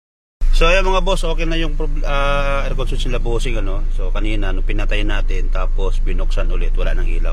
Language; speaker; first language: Filipino; native; Filipino